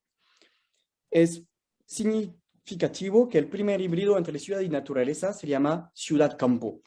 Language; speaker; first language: Spanish; non-native, fluent; French